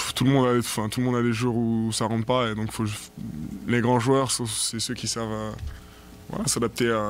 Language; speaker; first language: French; native; French